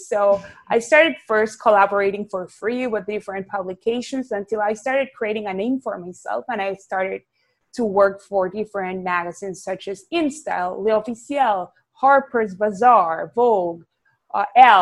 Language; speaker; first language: English; non-native, fluent; Spanish